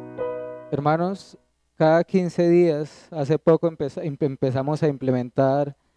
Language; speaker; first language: Spanish; native; Spanish